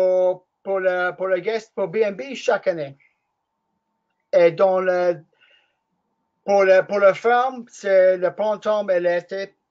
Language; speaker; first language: French; non-native, learner; English